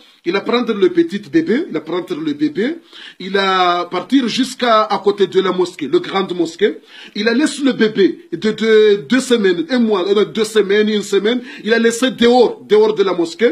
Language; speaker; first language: French; non-native, learner; Comorian